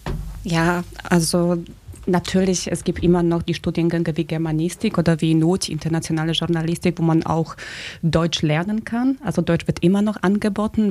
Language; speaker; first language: German; non-native, fluent; Polish